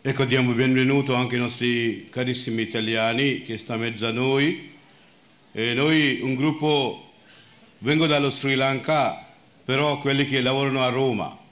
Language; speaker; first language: Italian; non-native, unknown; Sinhala